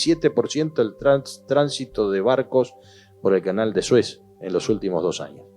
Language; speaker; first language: Spanish; native; Spanish